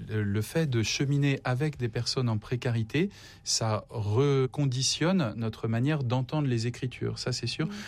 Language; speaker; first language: French; native; French